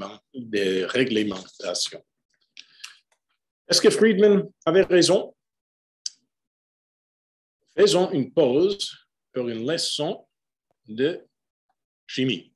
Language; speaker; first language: French; non-native, fluent; English